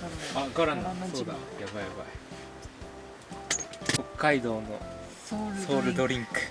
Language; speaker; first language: Japanese; native; Japanese